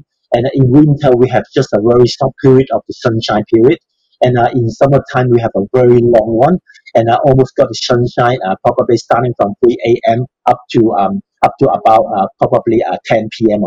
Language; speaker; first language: English; non-native, local second language; Cantonese